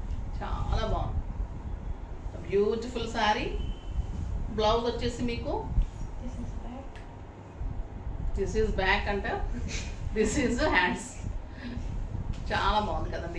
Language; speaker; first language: Telugu; native; Telugu